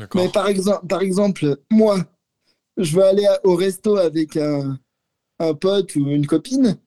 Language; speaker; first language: French; native; French